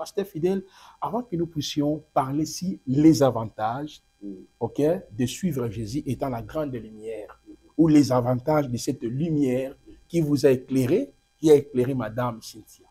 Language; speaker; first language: French; non-native, local second language; Lingala